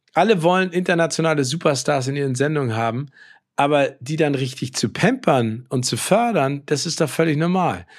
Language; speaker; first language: German; native; German